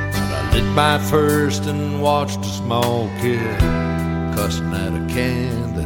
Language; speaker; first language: English; early bilingual, other home language; Spanish